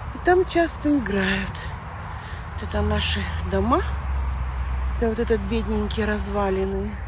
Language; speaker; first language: Russian; native; Russian